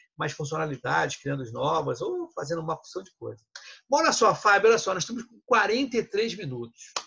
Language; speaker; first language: Portuguese; native; Portuguese